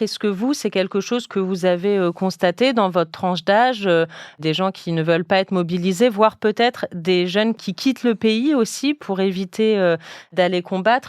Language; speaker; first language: French; native; French